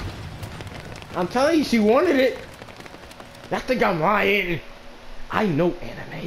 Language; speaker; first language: English; native; English